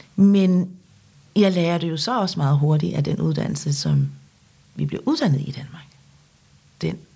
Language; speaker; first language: Danish; early bilingual, other home language; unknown